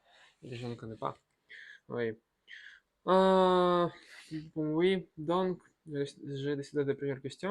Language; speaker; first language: French; non-native, learner; Russian